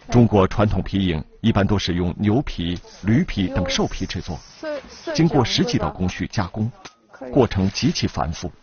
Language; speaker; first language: Chinese; native; Chinese